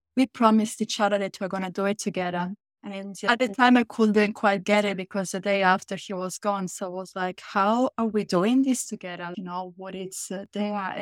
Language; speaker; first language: English; non-native, fluent; Italian